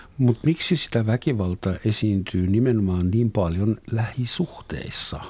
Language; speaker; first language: Finnish; non-native, fluent; German